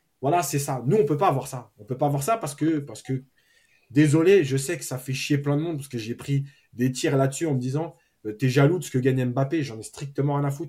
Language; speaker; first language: French; native; French